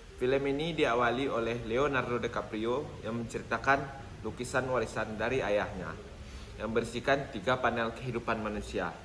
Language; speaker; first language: Indonesian; native; Indonesian